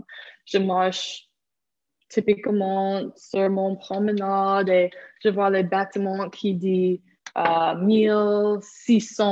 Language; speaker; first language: French; non-native, fluent; English